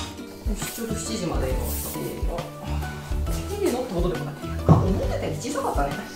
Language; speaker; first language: Japanese; native; Japanese